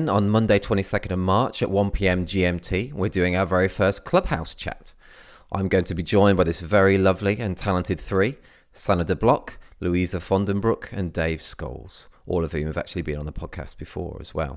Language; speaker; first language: English; native; English